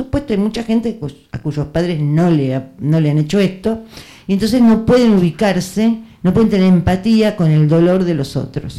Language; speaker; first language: Spanish; native; Spanish